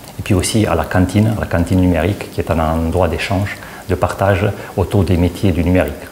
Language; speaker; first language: French; non-native, fluent; Romanian